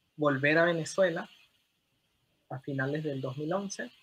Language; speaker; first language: Spanish; native; Spanish